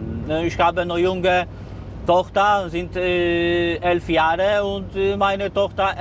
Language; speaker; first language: German; non-native, learner; Polish